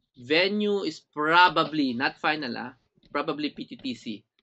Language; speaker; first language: English; non-native, local second language; Filipino